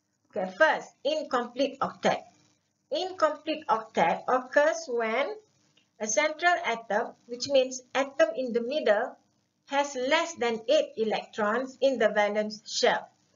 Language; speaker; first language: English; non-native, local second language; Malay